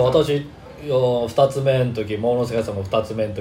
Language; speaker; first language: Japanese; native; Japanese